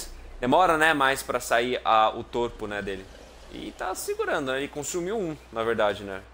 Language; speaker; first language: Portuguese; native; Portuguese